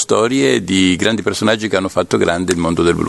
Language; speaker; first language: Italian; native; Italian